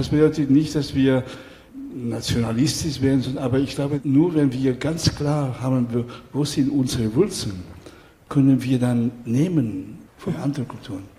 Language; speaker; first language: German; non-native, fluent; Catalan